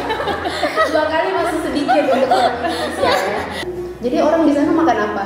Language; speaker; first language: Indonesian; native; Indonesian